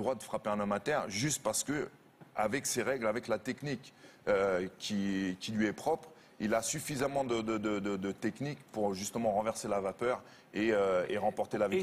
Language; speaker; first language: French; native; French